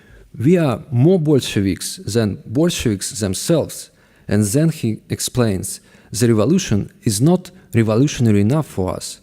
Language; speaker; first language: English; non-native, fluent; Russian